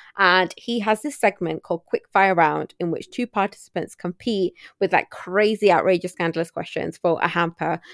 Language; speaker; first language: English; early bilingual, other home language; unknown